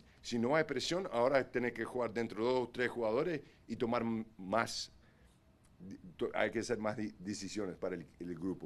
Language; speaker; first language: Spanish; early bilingual, heritage; Spanish